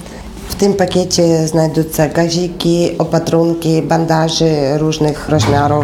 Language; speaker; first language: Polish; non-native, learner; Ukrainian